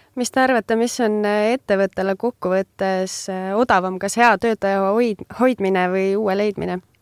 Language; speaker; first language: Estonian; native; Estonian